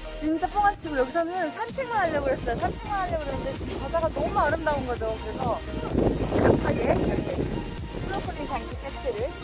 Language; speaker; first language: Korean; native; Korean